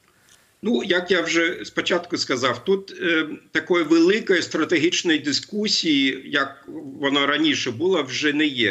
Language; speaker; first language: Ukrainian; non-native, fluent; German